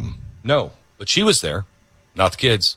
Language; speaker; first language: English; native; English